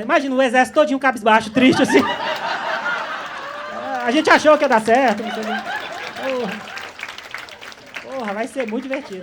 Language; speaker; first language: Portuguese; native; Portuguese